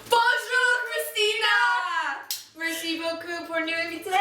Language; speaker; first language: French; non-native, learner; English